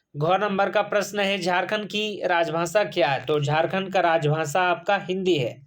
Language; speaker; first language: Hindi; native; Hindi